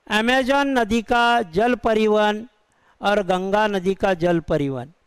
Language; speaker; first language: Hindi; non-native, local second language; Urdu